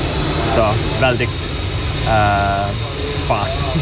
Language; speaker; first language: Swedish; non-native, learner; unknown